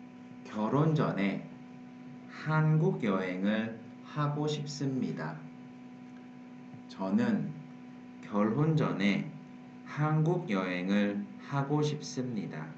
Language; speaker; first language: Korean; non-native, fluent; Vietnamese